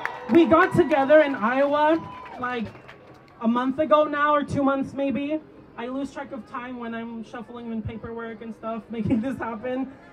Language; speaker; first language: English; early bilingual, other home language; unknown